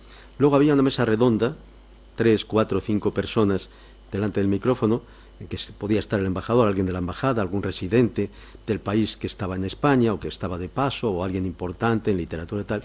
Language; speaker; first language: Spanish; native; Spanish